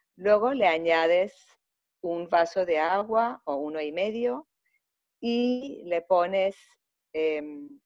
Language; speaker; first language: Spanish; non-native, fluent; Greek